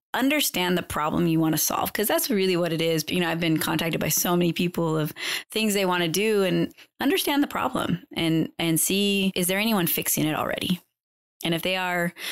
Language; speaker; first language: English; native; English